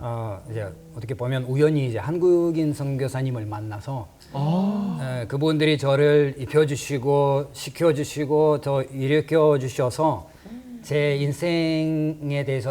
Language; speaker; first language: Korean; non-native, fluent; Russian